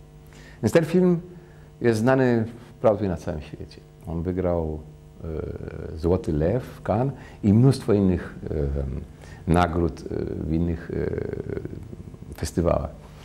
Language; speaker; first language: Polish; early bilingual, heritage; Polish